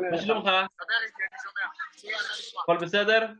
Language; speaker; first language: Hebrew; non-native, learner; Tigrinya